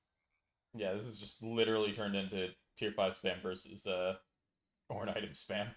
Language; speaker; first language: English; native; English